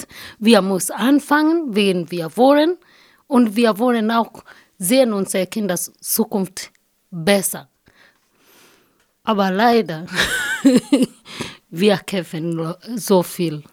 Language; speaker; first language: German; non-native, learner; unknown